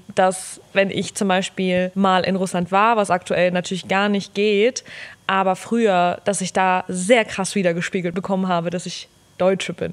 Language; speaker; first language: German; early bilingual, other home language; Russian